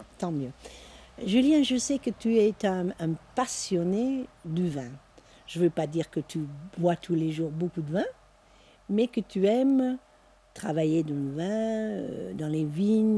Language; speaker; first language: French; non-native, fluent; Dutch